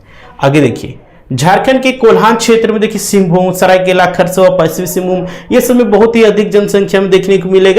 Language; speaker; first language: Hindi; native; Hindi